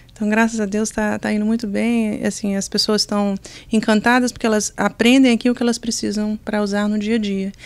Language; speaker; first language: Portuguese; native; Portuguese